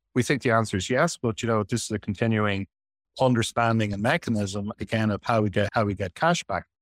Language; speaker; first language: English; native; English